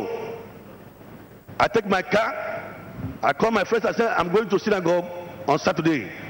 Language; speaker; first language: English; non-native, local second language; Igbo